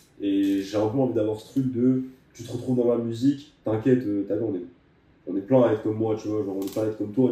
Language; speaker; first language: French; native; French